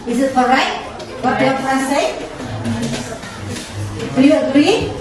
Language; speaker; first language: English; non-native, learner; Indonesian